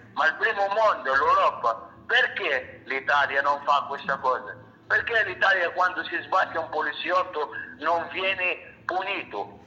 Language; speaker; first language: Italian; non-native, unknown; Arabic